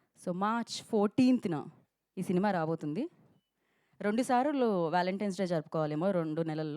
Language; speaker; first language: Telugu; native; Telugu